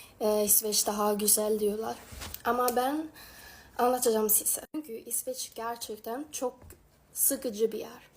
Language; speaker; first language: Turkish; non-native, fluent; Swedish